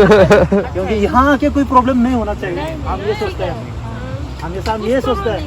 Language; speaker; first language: Hindi; non-native, local second language; Bodo